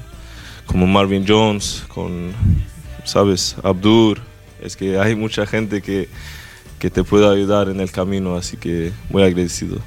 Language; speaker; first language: Spanish; non-native, fluent; Swedish